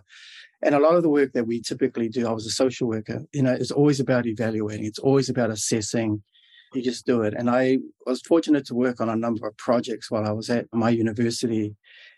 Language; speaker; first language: English; native; English